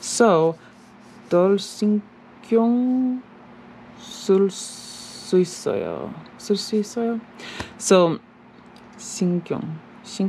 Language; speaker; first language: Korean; non-native, learner; English